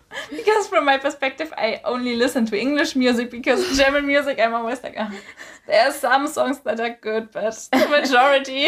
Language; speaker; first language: English; non-native, fluent; German